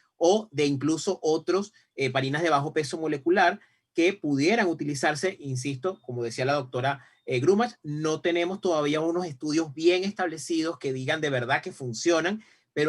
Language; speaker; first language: Spanish; native; Spanish